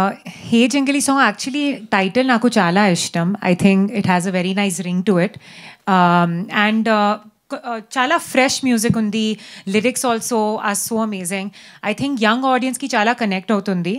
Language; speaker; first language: Telugu; non-native, learner; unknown